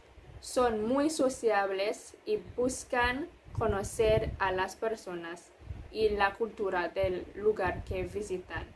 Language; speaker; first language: Spanish; non-native, fluent; English